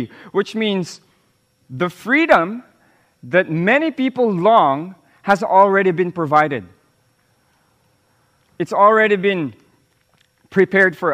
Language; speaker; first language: English; non-native, local second language; Filipino